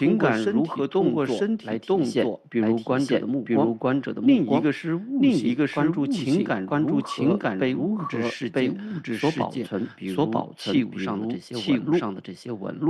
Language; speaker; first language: Chinese; native; Chinese